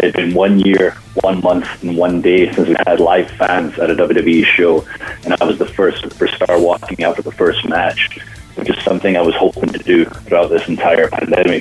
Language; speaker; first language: English; native; English